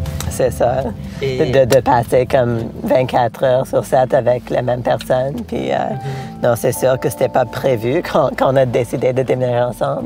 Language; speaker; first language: French; non-native, local second language; English